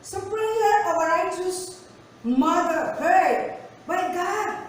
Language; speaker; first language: English; non-native, local second language; Filipino